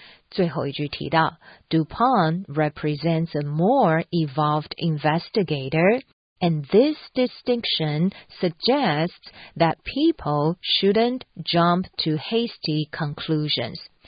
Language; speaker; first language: English; non-native, fluent; Chinese